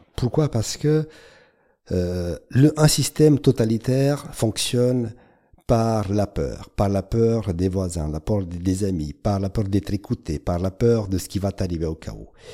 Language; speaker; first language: French; non-native, fluent; Romanian